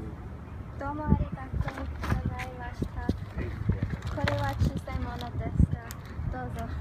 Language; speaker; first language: Japanese; non-native, learner; English